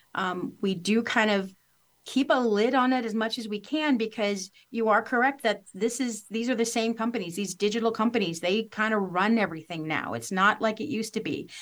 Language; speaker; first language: English; native; English